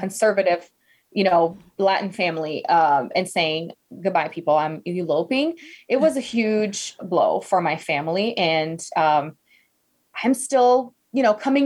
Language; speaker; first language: English; non-native, fluent; Portuguese